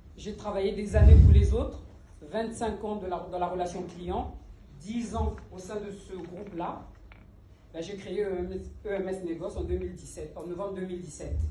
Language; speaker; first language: French; early bilingual, other home language; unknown